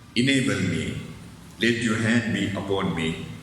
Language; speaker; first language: English; non-native, local second language; Sinhala